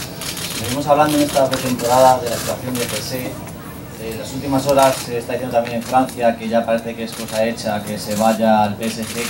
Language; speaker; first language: Spanish; native; Spanish